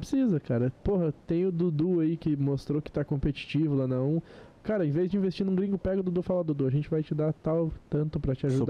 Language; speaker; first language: Portuguese; native; Portuguese